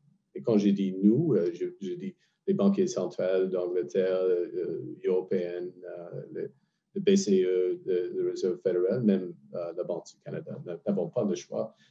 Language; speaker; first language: French; non-native, fluent; English